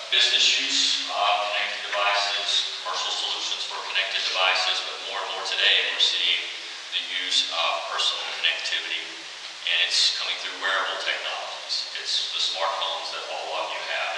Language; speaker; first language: English; native; English